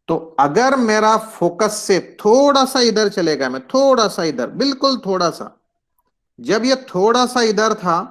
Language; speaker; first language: Hindi; non-native, local second language; Marathi